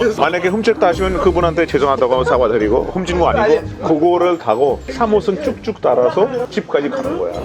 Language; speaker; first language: Korean; non-native, fluent; Nepali